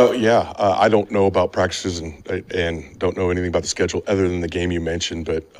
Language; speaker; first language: English; native; English